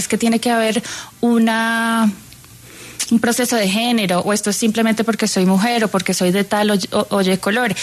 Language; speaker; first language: Spanish; native; Spanish